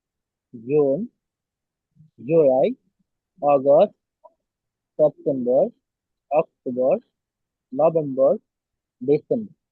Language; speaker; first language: English; non-native, learner; Bangla